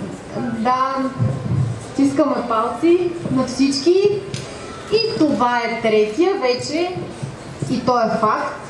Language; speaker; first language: Bulgarian; native; Bulgarian